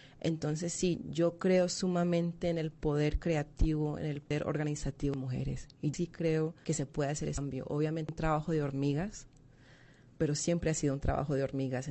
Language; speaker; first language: Spanish; early bilingual, heritage; Spanish